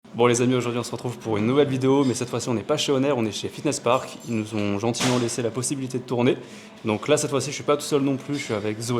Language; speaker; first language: French; native; French